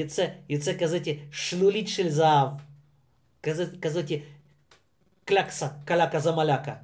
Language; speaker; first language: Hebrew; non-native, fluent; Russian